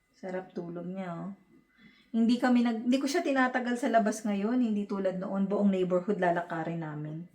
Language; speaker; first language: Filipino; native; Filipino